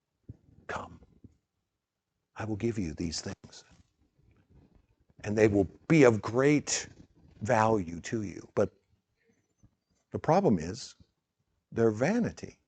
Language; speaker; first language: English; native; English